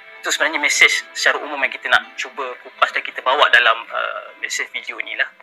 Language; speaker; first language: Malay; native; Malay